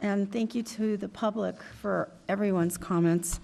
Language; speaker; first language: English; native; English